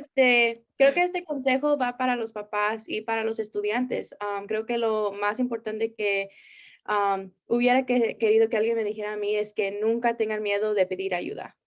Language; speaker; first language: Spanish; early bilingual, heritage; Spanish